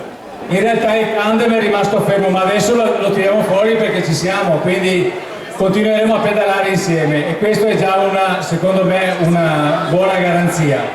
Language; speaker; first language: Italian; native; Italian